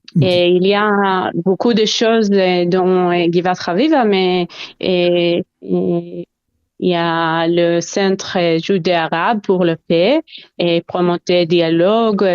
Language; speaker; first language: French; non-native, learner; Hebrew